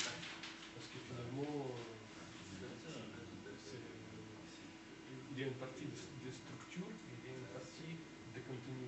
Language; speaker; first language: French; non-native, fluent; Russian